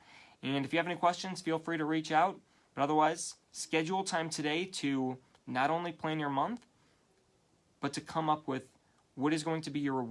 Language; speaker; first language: English; native; English